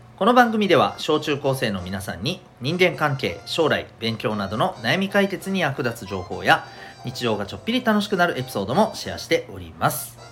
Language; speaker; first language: Japanese; native; Japanese